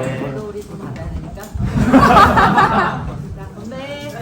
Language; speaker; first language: Korean; native; Korean